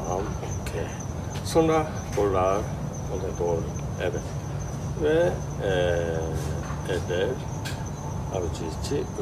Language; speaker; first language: Turkish; non-native, learner; Japanese